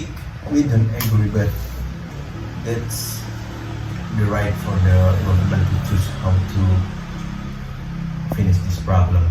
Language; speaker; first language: English; non-native, learner; Indonesian